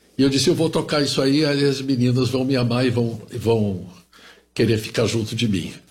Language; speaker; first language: Portuguese; early bilingual, other home language; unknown